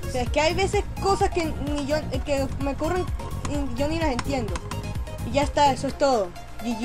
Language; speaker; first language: Spanish; native; Spanish